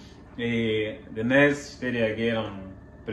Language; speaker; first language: Bulgarian; non-native, learner; Portuguese